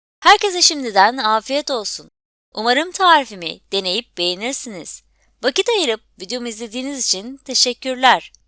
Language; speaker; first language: Turkish; native; Turkish